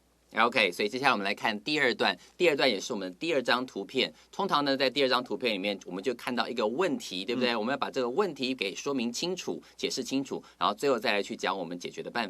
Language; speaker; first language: Chinese; native; Chinese